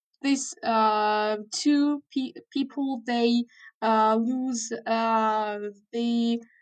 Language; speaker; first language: English; non-native, fluent; Ukrainian